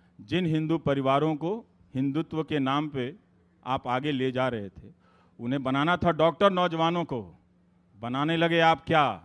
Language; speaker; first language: Hindi; native; Hindi